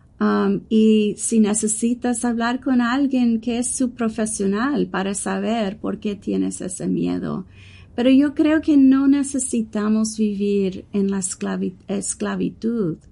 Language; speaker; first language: Spanish; non-native, learner; English